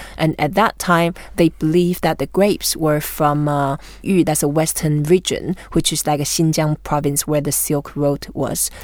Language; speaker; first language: English; non-native, fluent; Chinese